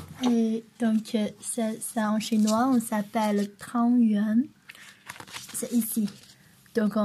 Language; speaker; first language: French; non-native, learner; Chinese